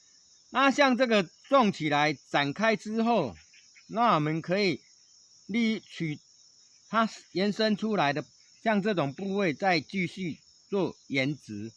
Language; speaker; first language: Chinese; non-native, local second language; Min Nan Chinese